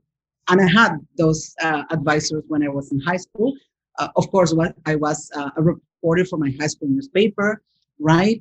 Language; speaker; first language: English; non-native, fluent; Spanish